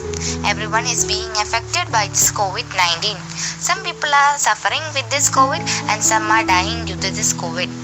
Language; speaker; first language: English; non-native, local second language; Malayalam